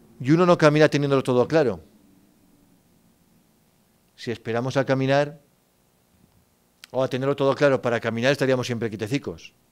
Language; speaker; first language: Spanish; native; Spanish